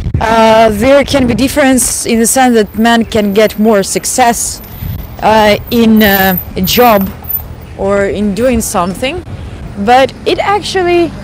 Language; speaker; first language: English; non-native, fluent; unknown